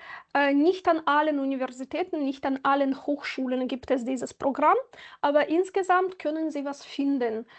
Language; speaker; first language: German; non-native, fluent; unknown